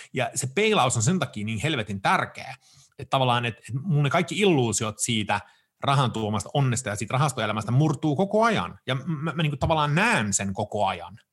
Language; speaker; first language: Finnish; early bilingual, heritage; Finnish